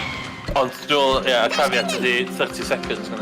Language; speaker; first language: Welsh; native; Welsh